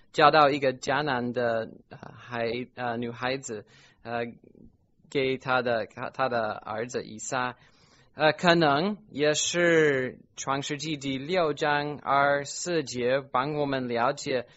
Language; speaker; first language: Chinese; non-native, fluent; English